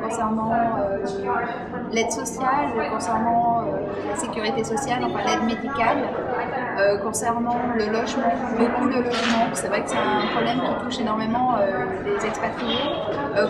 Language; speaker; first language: French; native; French